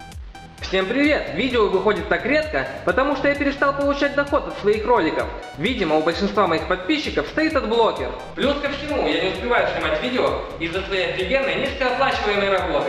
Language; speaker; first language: Russian; native; Russian